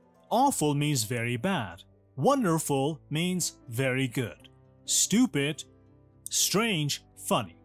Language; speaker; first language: English; non-native, fluent; Persian